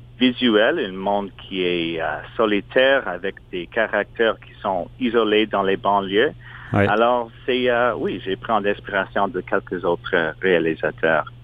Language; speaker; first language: French; non-native, local second language; English